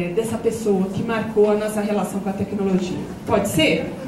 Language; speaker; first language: Portuguese; native; Portuguese